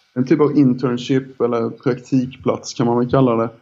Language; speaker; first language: Swedish; native; Swedish